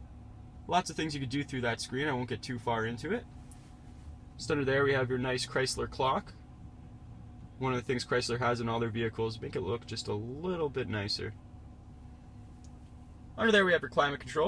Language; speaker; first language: English; native; English